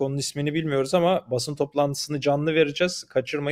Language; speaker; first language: Turkish; native; Turkish